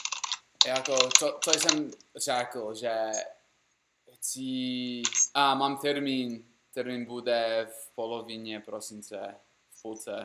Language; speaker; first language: Czech; non-native, learner; English